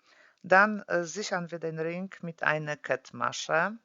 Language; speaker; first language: German; non-native, fluent; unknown